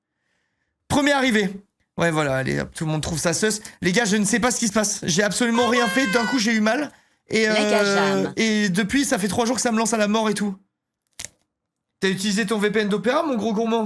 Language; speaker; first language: French; native; French